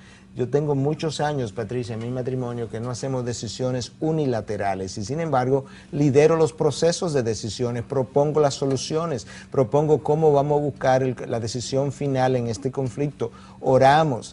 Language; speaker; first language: Spanish; native; Spanish